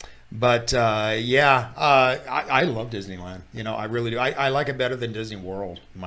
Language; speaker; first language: English; native; English